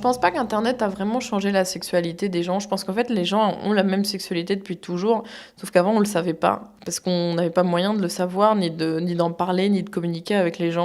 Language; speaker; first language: French; native; French